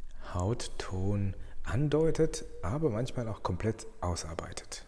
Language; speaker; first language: German; native; German